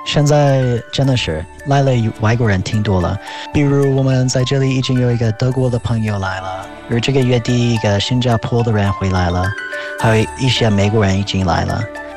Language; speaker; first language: Chinese; non-native, fluent; English